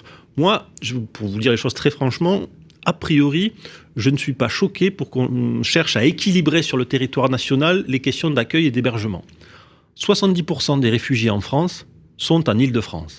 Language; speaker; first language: French; native; French